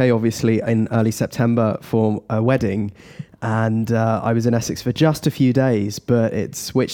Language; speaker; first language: English; native; English